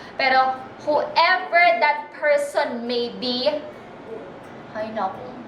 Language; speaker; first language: Filipino; native; Filipino